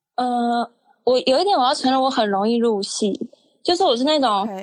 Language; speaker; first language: Chinese; native; Chinese